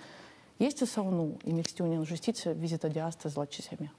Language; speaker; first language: Romanian; native; Romanian